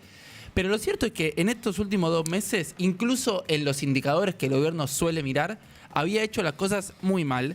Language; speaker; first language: Spanish; native; Spanish